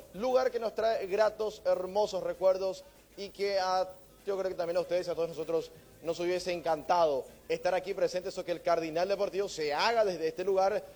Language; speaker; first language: Spanish; native; Spanish